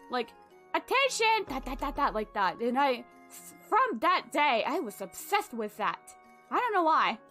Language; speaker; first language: English; non-native, fluent; Japanese